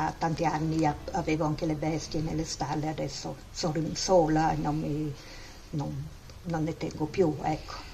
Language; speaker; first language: Italian; non-native, local second language; Friulian